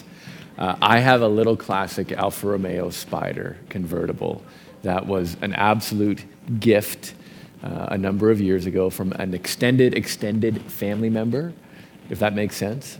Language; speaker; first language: English; native; English